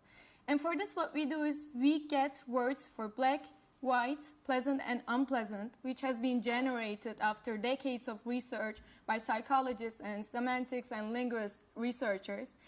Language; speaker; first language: English; non-native, fluent; Turkish